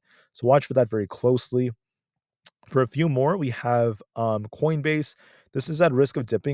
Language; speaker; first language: English; native; English